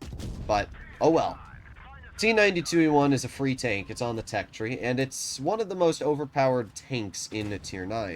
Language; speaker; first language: English; native; English